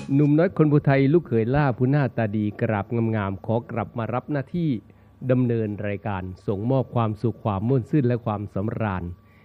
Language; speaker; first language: Thai; native; Thai